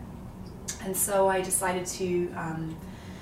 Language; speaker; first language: English; native; English